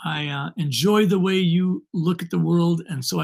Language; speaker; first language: English; native; English